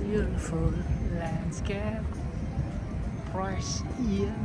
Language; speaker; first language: English; non-native, learner; Khmer